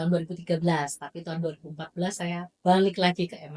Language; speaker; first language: Indonesian; native; Indonesian